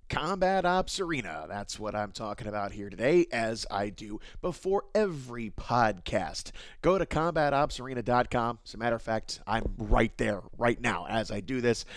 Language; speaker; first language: English; native; English